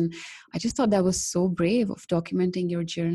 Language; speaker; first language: English; non-native, local second language; Urdu